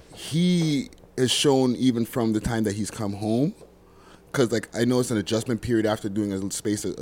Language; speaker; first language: English; native; English